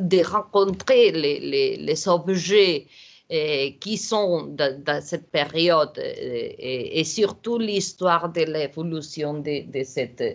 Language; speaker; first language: French; non-native, learner; Portuguese